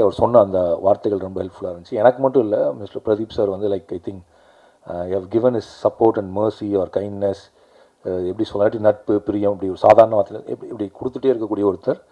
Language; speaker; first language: Tamil; native; Tamil